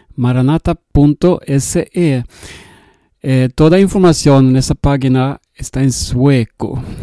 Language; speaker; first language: Spanish; non-native, learner; Swedish